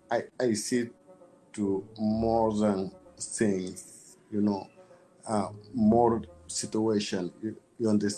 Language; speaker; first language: English; non-native, learner; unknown